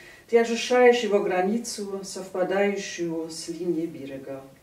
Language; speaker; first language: Russian; non-native, fluent; German